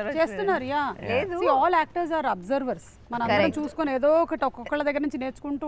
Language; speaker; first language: Telugu; native; Telugu